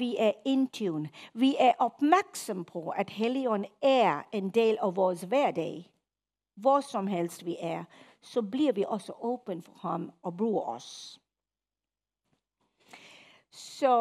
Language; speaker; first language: Danish; non-native, fluent; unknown